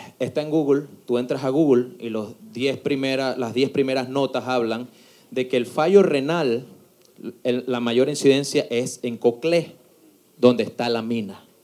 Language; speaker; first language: Spanish; native; Spanish